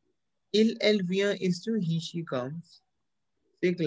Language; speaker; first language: French; non-native, fluent; Hindi